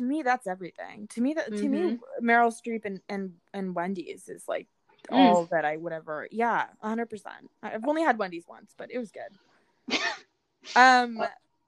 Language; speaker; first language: English; native; English